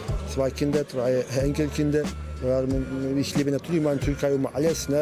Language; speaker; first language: German; non-native, fluent; Turkish